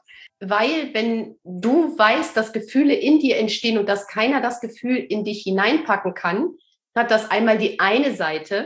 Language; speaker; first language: German; native; German